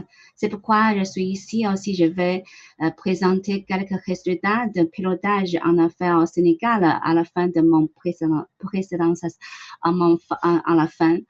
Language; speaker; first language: French; non-native, learner; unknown